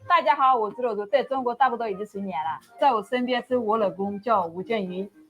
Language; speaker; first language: Chinese; non-native, learner; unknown